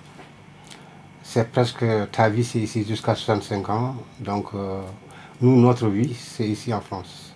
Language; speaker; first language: French; non-native, local second language; Fula